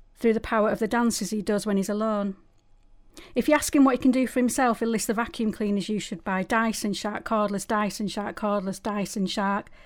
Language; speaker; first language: English; native; English